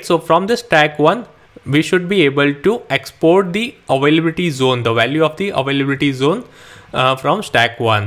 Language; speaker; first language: English; non-native, local second language; Hindi